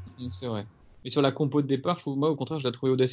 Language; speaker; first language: French; native; French